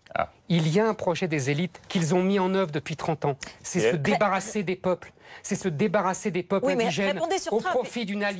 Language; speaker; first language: French; native; French